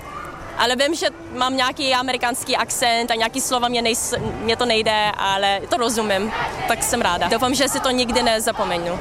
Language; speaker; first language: Czech; early bilingual, heritage; Czech